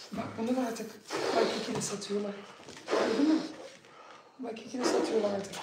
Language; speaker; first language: Turkish; early bilingual, other home language; Dutch